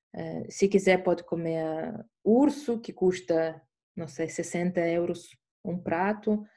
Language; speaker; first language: Portuguese; non-native, fluent; Estonian